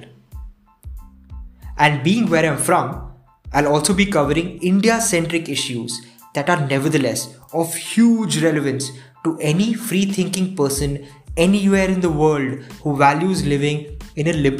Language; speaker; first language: English; non-native, local second language; Hindi